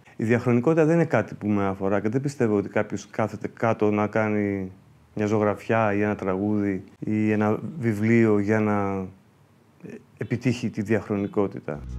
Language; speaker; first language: Greek; early bilingual, heritage; Greek